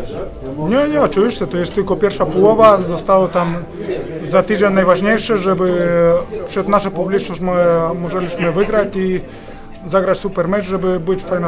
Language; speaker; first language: Polish; non-native, learner; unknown